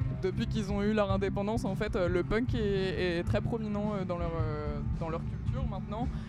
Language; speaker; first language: French; native; French